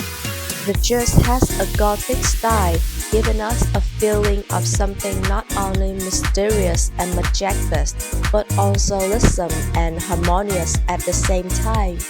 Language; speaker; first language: English; non-native, learner; Vietnamese